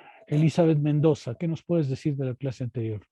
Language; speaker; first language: Spanish; native; Spanish